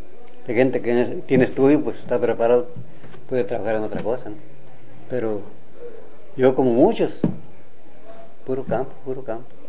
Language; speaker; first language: Spanish; native; Spanish